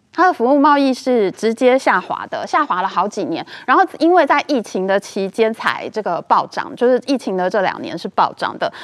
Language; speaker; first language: Chinese; native; Chinese